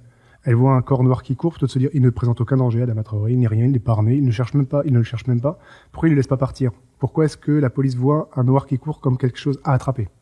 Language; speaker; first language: French; native; French